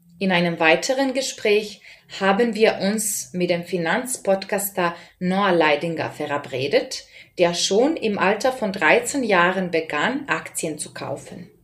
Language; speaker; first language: German; non-native, fluent; Serbian